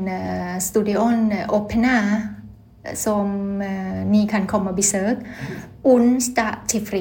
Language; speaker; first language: Swedish; non-native, learner; Thai